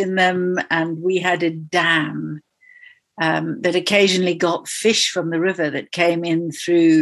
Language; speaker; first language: English; native; English